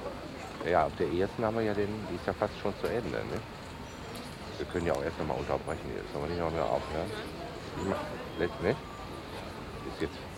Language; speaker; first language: German; native; German